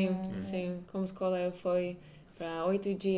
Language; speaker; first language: Portuguese; non-native, fluent; Hebrew